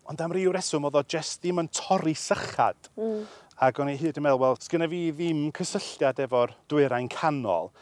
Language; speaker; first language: Welsh; native; Welsh